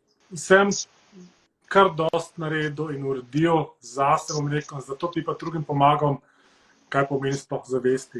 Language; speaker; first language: Slovenian; early bilingual, heritage; Slovenian